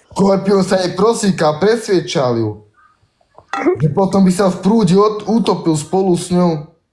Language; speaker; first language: Slovak; non-native, local second language; Romany